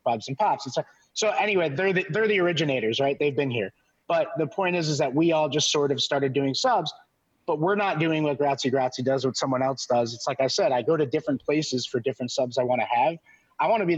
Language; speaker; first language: English; native; English